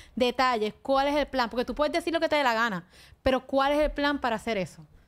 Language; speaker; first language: Spanish; native; Spanish